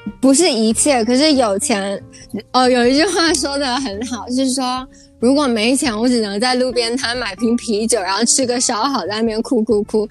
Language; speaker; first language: Chinese; early bilingual, heritage; Chinese